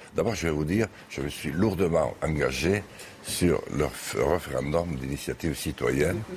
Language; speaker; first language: French; native; French